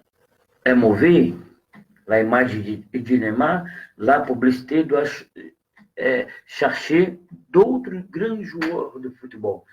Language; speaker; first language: French; non-native, fluent; Portuguese